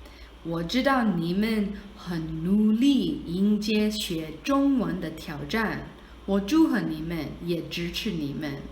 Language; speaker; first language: Chinese; non-native, fluent; English